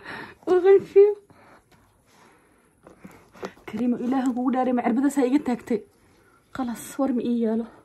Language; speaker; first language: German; non-native, learner; Somali